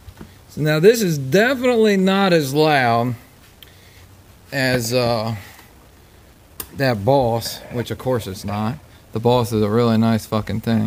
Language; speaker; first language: English; native; English